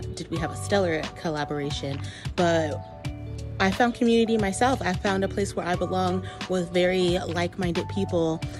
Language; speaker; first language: English; native; English